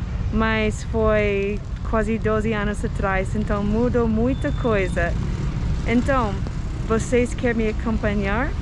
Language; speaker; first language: Portuguese; non-native, fluent; English